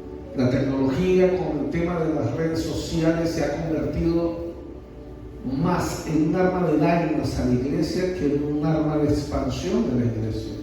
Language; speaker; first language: Spanish; native; Spanish